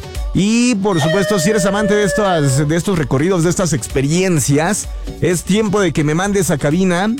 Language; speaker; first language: Spanish; native; Spanish